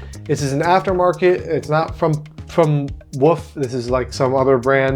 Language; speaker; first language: English; native; English